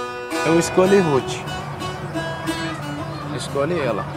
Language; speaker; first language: Portuguese; non-native, fluent; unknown